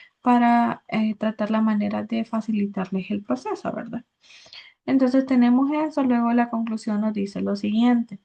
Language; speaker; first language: Spanish; native; Spanish